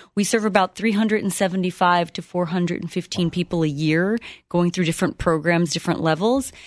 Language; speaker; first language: English; early bilingual, other home language; Spanish